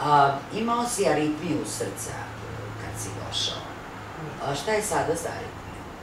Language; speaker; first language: Bosnian; native; Bosnian